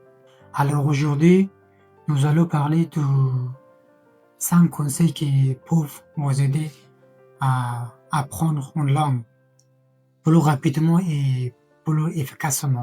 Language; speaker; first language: French; non-native, fluent; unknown